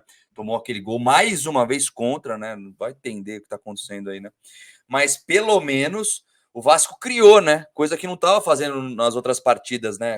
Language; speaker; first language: Portuguese; native; Portuguese